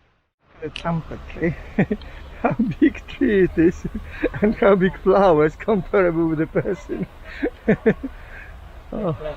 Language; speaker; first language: English; non-native, fluent; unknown